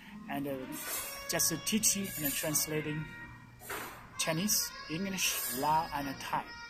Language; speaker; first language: English; non-native, fluent; Chinese